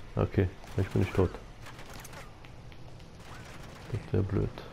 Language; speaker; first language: German; native; German